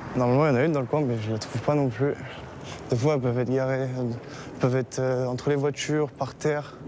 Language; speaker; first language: French; native; French